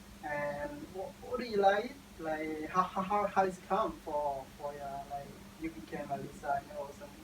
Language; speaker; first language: English; non-native, learner; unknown